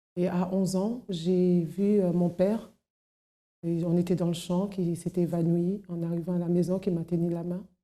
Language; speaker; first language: French; non-native, local second language; Haitian Creole